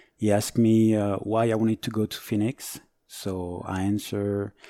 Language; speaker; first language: English; non-native, fluent; French